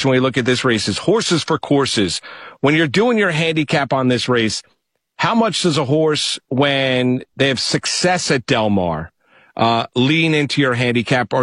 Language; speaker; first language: English; native; English